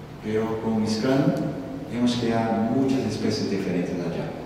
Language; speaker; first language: Spanish; non-native, learner; Portuguese